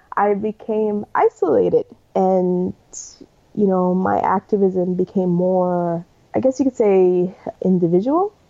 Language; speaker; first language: English; early bilingual, other home language; Spanish